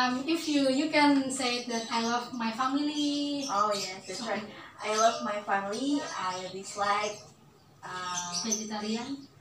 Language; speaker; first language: English; non-native, learner; Indonesian